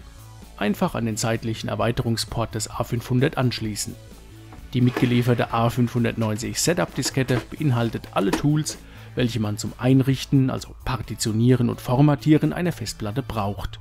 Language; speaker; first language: German; native; German